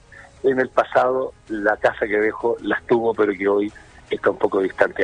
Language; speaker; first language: Spanish; native; Spanish